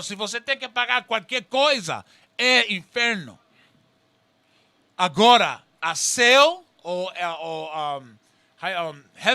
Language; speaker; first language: Portuguese; non-native, learner; Spanish